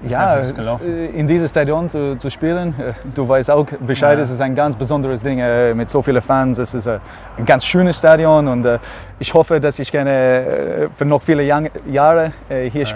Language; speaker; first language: German; non-native, learner; English